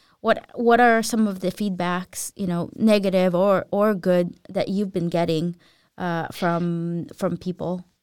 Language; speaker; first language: English; early bilingual, other home language; Filipino